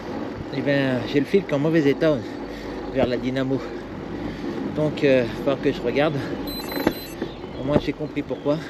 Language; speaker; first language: French; native; French